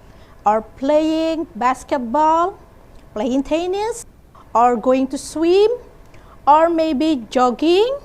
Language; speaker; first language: English; non-native, learner; Indonesian